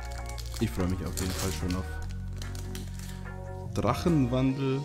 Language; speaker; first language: German; native; German